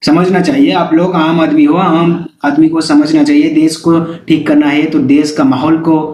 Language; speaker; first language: Hindi; non-native, local second language; Bangla